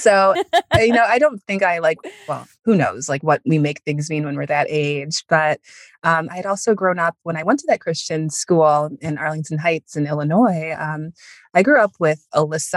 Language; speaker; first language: English; native; English